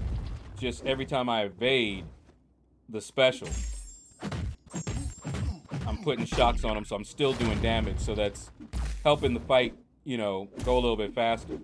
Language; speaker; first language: English; native; English